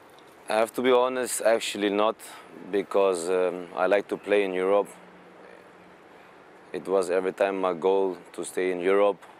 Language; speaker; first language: English; non-native, fluent; German